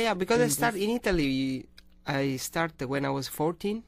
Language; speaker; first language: English; non-native, learner; Italian